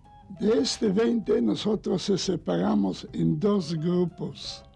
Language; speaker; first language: Spanish; non-native, learner; Yiddish